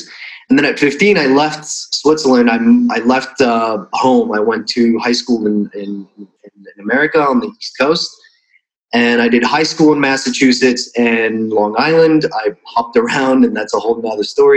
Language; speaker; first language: English; non-native, fluent; Russian